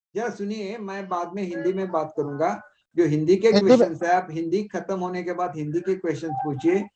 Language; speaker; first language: Hindi; non-native, local second language; Marathi